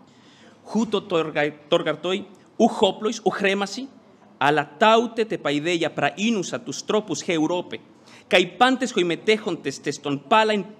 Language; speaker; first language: Greek; non-native, fluent; Spanish